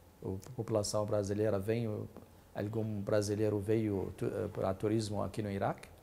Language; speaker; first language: Portuguese; non-native, fluent; Arabic